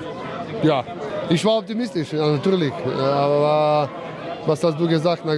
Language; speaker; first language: German; non-native, fluent; Croatian